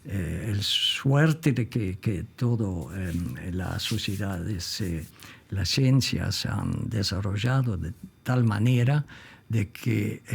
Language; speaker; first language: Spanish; non-native, fluent; Dutch